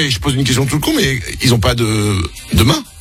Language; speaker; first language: French; native; French